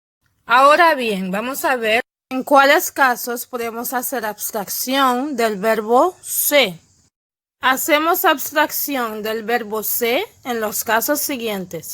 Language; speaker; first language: Spanish; non-native, fluent; Haitian Creole